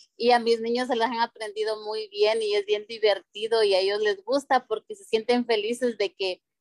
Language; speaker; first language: Spanish; native; Spanish